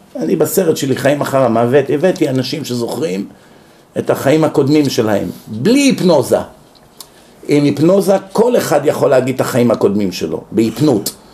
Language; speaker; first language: Hebrew; native; Hebrew